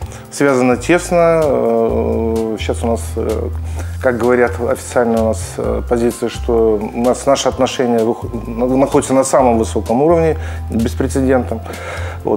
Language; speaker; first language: Russian; native; Russian